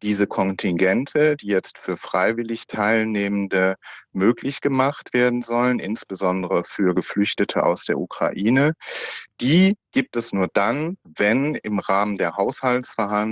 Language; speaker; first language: German; native; German